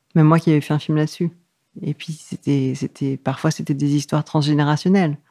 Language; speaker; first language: French; native; French